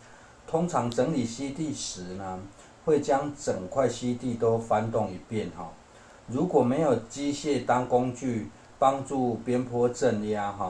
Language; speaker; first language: Chinese; native; Chinese